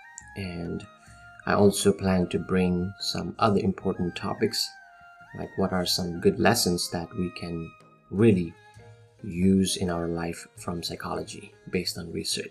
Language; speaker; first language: English; non-native, local second language; Nepali